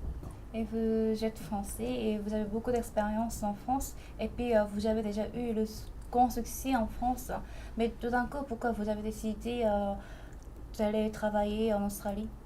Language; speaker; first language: French; non-native, fluent; Korean